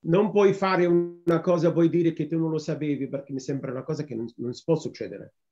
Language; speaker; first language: Italian; non-native, fluent; Arabic